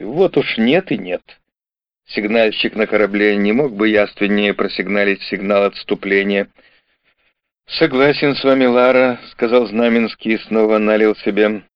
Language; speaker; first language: Russian; native; Russian